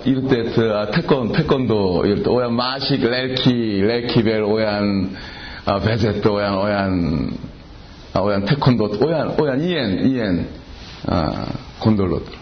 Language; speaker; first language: Hungarian; non-native, learner; Korean